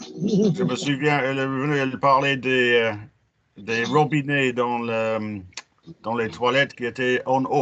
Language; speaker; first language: French; non-native, fluent; English